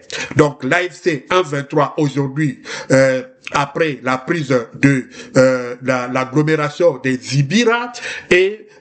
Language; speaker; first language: French; non-native, local second language; Lingala